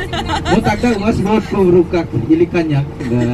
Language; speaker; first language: Russian; non-native, fluent; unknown